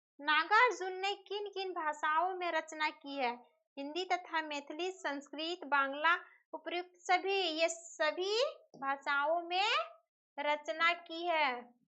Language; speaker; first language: Hindi; native; Hindi